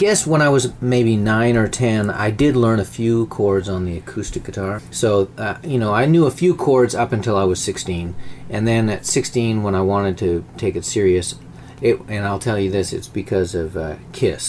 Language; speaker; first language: English; native; English